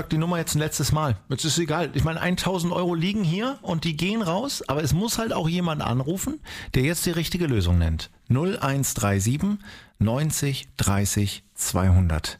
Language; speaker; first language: German; native; German